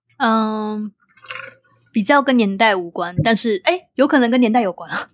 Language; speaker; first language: Chinese; native; Chinese